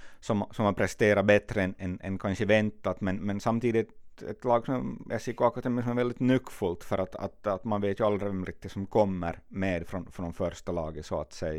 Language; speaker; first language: Swedish; native; Swedish